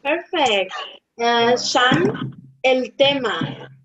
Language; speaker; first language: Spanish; non-native, fluent; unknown